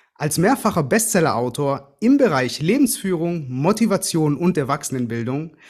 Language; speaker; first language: German; early bilingual, other home language; Greek